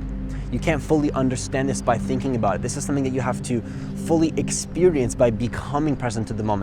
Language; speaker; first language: English; native; English